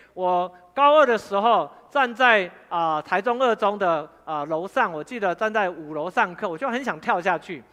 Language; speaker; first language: Chinese; native; Chinese